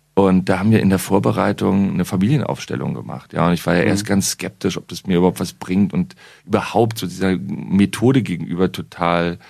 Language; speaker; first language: German; native; German